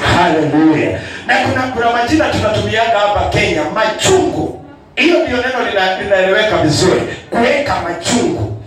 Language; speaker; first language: Swahili; non-native, local second language; Kikuyu